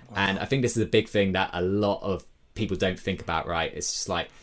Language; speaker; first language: English; native; English